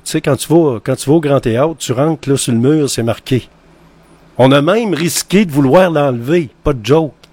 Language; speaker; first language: French; native; French